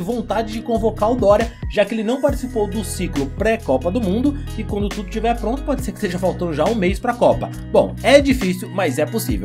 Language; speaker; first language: Portuguese; native; Portuguese